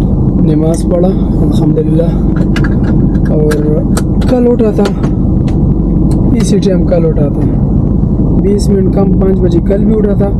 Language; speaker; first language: Hindi; non-native, local second language; Pashto